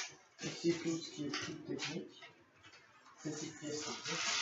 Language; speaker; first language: French; native; French